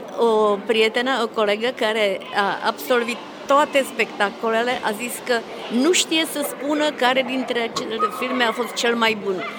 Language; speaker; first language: Romanian; non-native, fluent; Czech